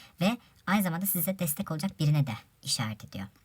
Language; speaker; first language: Turkish; native; Turkish